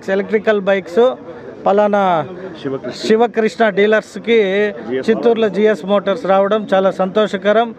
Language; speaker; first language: Telugu; native; Telugu